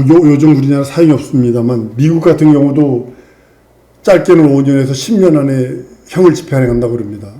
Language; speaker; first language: Korean; native; Korean